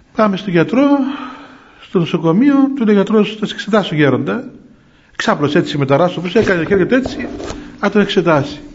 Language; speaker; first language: Greek; native; Greek